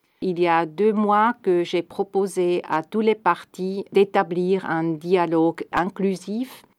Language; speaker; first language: French; non-native, fluent; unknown